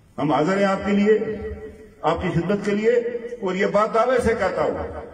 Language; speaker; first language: Urdu; non-native, local second language; Pahari-Potwari